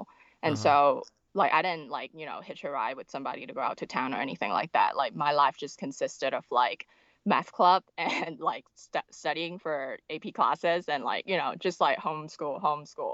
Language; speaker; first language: English; non-native, local second language; Cantonese